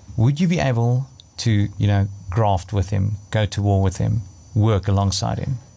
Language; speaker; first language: English; non-native, local second language; Afrikaans